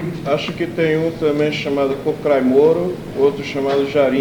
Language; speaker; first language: Portuguese; non-native, fluent; English